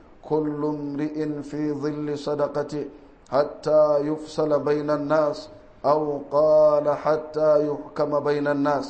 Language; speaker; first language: Arabic; non-native, fluent; Hausa